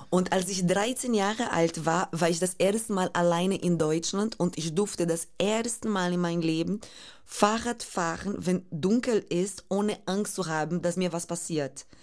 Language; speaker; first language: German; non-native, fluent; Portuguese